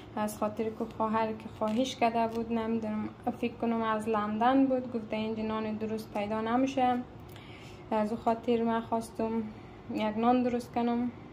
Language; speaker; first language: Persian; native; Persian